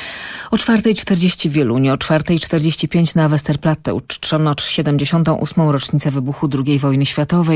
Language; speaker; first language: Polish; native; Polish